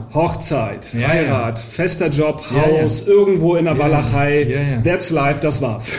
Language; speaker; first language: German; early bilingual, heritage; Polish